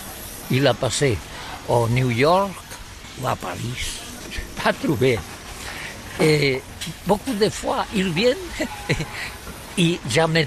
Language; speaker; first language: French; non-native, learner; Catalan